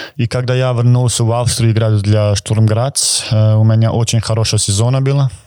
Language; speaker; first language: Russian; non-native, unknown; Croatian